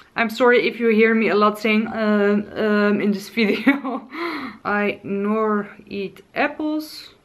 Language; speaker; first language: English; non-native, fluent; Dutch